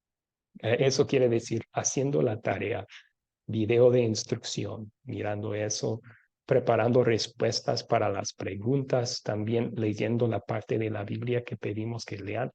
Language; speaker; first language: Spanish; non-native, fluent; English